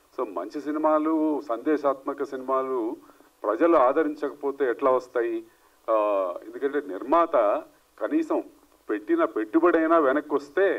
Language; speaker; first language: Telugu; native; Telugu